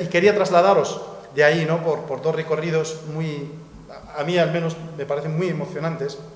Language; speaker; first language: Spanish; native; Spanish